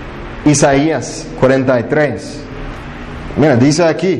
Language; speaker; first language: Spanish; non-native, fluent; English